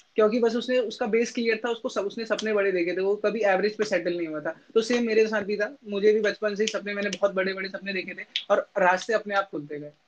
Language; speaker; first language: Hindi; native; Hindi